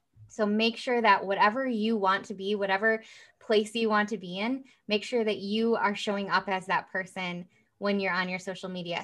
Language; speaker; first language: English; native; English